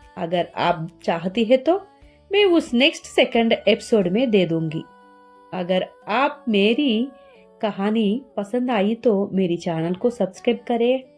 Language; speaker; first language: Hindi; non-native, learner; Telugu